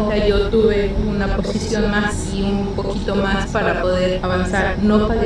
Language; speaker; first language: Spanish; native; Spanish